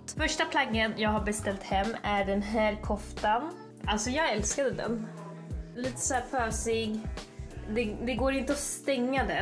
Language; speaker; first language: Swedish; native; Swedish